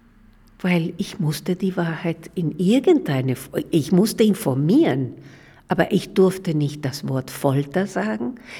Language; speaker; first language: German; non-native, fluent; Spanish